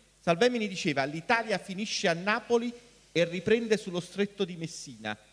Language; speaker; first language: Italian; native; Italian